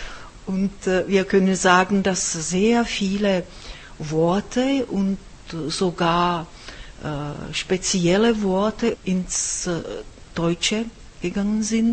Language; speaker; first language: German; non-native, fluent; Czech